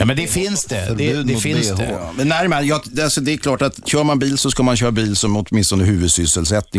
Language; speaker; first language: Swedish; native; Swedish